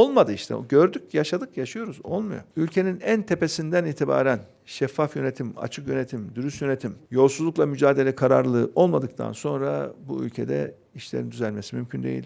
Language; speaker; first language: Turkish; native; Turkish